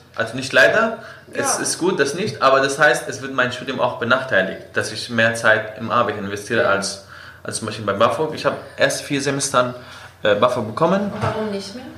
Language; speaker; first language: German; non-native, fluent; Kurdish